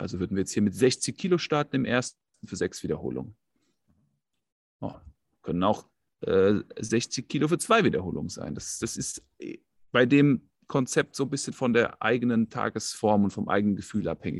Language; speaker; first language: German; native; German